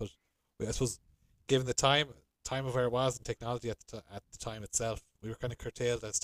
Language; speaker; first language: English; native; English